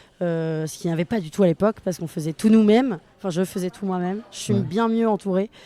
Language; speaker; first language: French; native; French